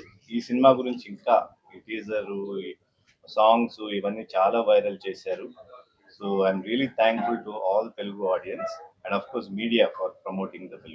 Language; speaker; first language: Telugu; native; Telugu